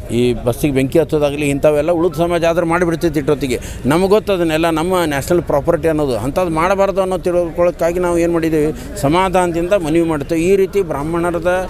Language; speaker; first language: Kannada; native; Kannada